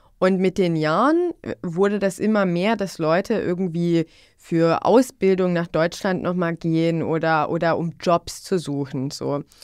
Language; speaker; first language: German; non-native, fluent; Bosnian